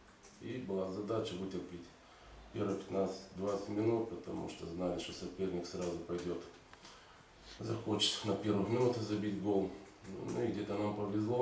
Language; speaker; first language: Russian; native; Russian